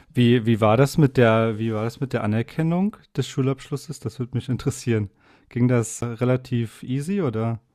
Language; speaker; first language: German; native; German